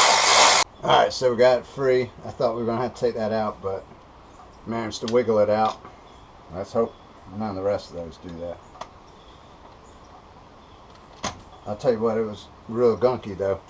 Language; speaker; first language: English; native; English